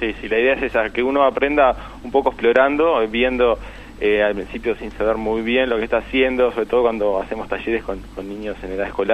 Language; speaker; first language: Spanish; native; Spanish